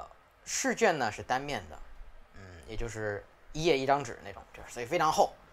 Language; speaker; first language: Chinese; native; Chinese